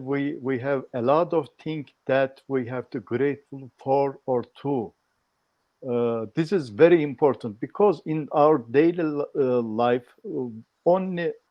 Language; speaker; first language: English; non-native, learner; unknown